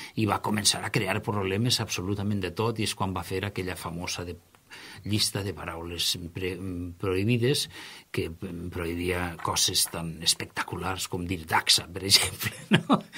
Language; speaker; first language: Catalan; native; Catalan